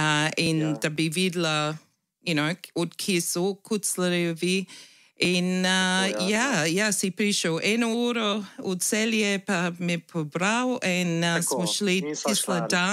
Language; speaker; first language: Slovenian; early bilingual, heritage; Slovenian